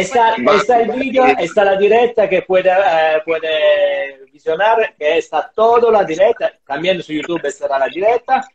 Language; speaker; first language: Spanish; non-native, learner; Italian